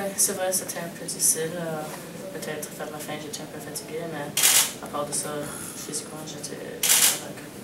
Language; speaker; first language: French; non-native, local second language; English